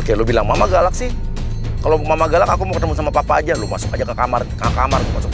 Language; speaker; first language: Indonesian; native; Indonesian